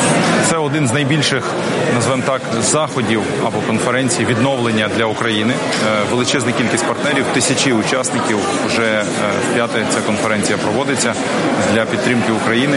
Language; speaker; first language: Ukrainian; native; Ukrainian